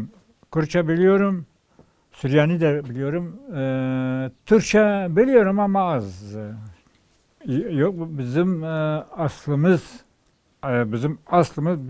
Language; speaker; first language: Turkish; non-native, local second language; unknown